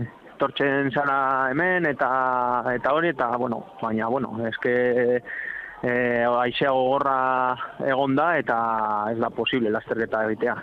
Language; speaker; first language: Basque; non-native, local second language; Spanish